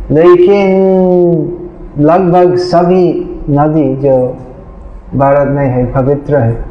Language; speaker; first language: Hindi; non-native, fluent; English